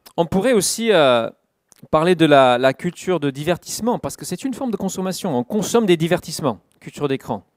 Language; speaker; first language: French; non-native, fluent; English